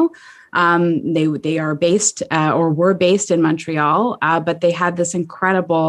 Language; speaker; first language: English; native; English